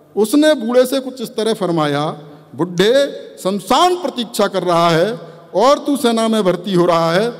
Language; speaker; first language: Hindi; native; Hindi